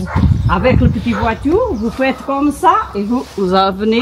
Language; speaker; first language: French; non-native, learner; Portuguese